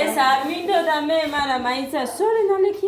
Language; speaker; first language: Georgian; native; Georgian